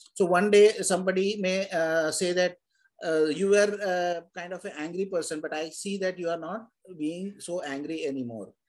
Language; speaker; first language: English; non-native, local second language; Hindi